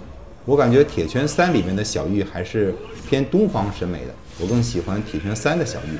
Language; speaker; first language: Chinese; native; Chinese